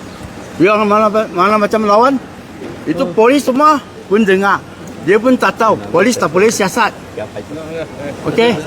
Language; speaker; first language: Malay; non-native, local second language; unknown